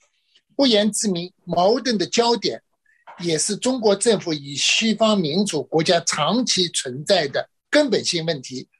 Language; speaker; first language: Chinese; native; Chinese